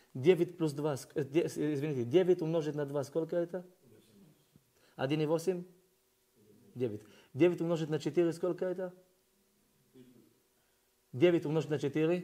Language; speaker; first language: Russian; early bilingual, heritage; Russian